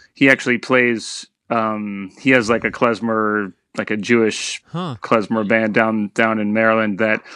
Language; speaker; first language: English; native; English